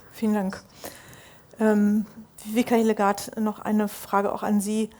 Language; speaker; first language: German; native; German